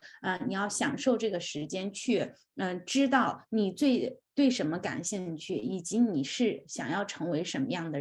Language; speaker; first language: Chinese; native; Chinese